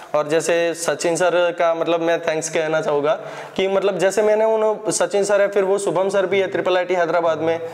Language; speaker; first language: Hindi; non-native, local second language; Gujarati